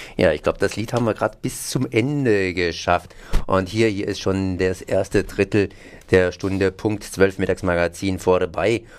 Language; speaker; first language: German; native; German